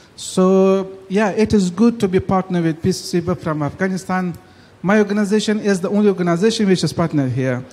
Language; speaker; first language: English; non-native, fluent; Persian